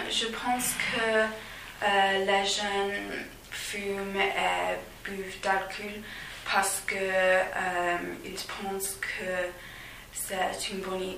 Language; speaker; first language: French; non-native, learner; English